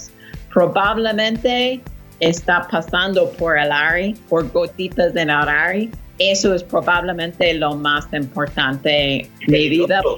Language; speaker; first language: Spanish; non-native, fluent; English